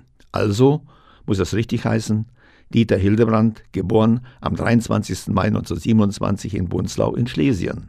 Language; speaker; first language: German; native; German